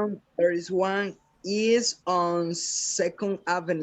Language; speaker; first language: English; non-native, learner; Spanish